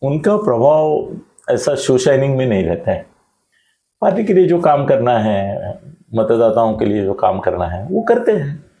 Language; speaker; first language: Hindi; non-native, local second language; Marathi